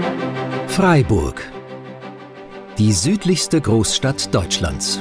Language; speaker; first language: German; native; German